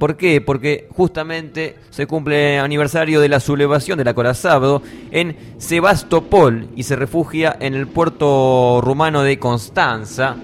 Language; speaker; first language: Spanish; native; Spanish